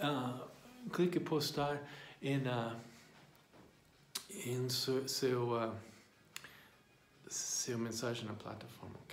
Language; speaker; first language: Portuguese; non-native, fluent; English